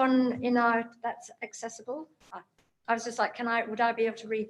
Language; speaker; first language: English; native; English